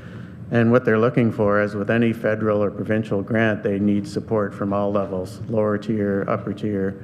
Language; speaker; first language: English; native; English